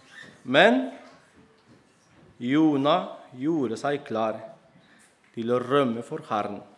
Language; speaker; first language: Norwegian; non-native, fluent; Spanish